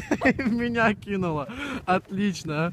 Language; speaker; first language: Russian; native; Russian